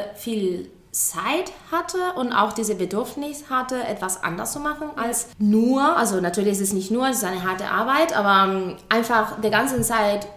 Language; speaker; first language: German; non-native, fluent; Spanish